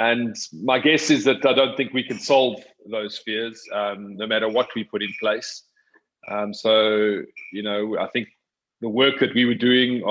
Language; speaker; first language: English; native; English